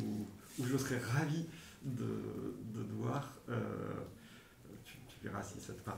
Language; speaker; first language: French; native; French